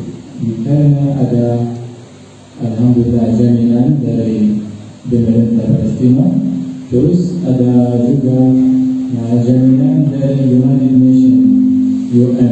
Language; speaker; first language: Indonesian; non-native, fluent; Arabic